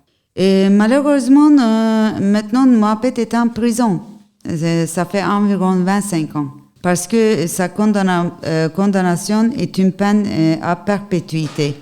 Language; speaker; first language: French; non-native, learner; Turkish